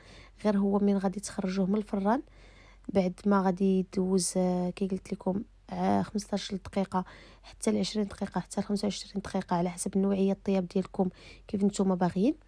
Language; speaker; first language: Arabic; native; Arabic